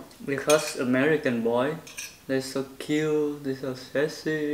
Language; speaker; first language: English; non-native, learner; Vietnamese